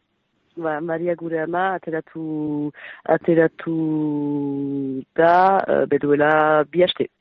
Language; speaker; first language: Basque; non-native, local second language; French